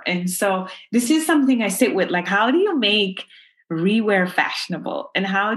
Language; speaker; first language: English; non-native, local second language; Urdu